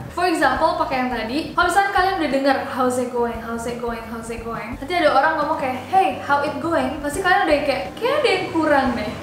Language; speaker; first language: Indonesian; native; Indonesian